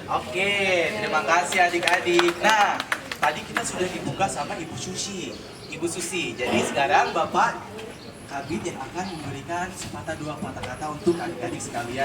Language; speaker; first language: Malay; native; Malay